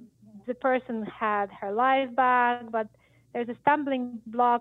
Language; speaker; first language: English; non-native, fluent; Polish